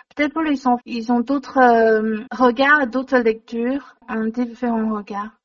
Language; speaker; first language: French; non-native, fluent; Chinese